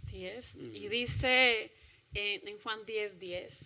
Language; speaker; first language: Spanish; native; Spanish